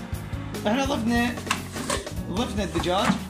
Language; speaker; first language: Arabic; native; Arabic